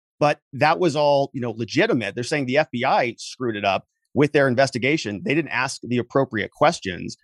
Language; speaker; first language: English; native; English